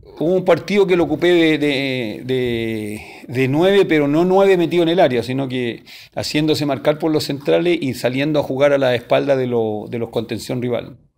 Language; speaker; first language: Spanish; native; Spanish